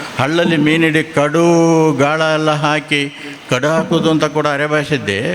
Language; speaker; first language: Kannada; native; Kannada